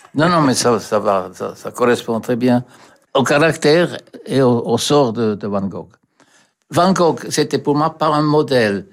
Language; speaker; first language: French; non-native, fluent; German